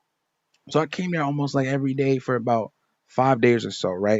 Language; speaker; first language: English; native; English